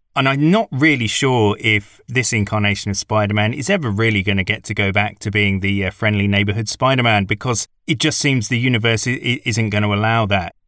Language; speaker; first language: English; native; English